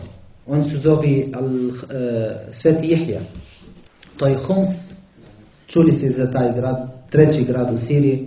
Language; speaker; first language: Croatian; non-native, learner; Arabic